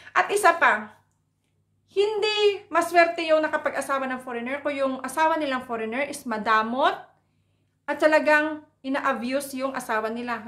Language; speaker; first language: Filipino; non-native, local second language; Cebuano